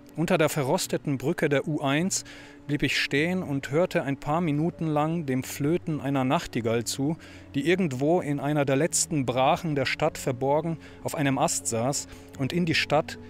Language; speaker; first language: German; early bilingual, other home language; Polish